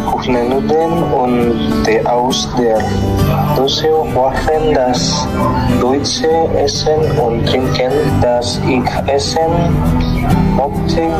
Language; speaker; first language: German; non-native, learner; Indonesian